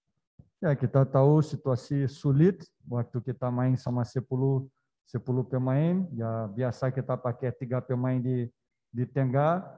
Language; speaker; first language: Indonesian; non-native, learner; Portuguese